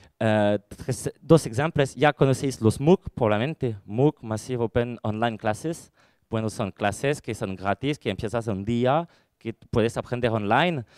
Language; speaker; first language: Spanish; non-native, fluent; French